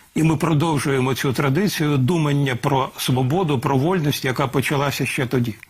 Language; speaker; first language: Ukrainian; native; Ukrainian